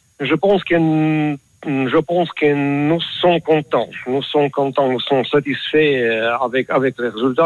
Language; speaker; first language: French; non-native, learner; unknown